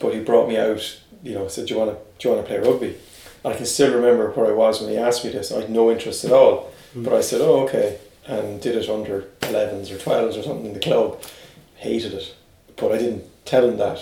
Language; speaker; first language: English; native; English